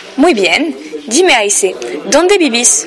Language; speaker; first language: Spanish; non-native, learner; French